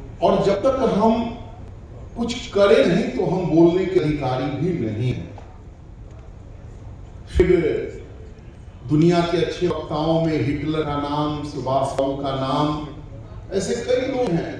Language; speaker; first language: Hindi; native; Hindi